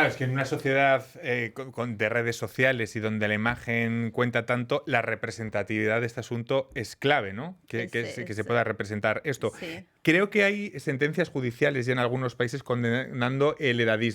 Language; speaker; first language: Spanish; native; Spanish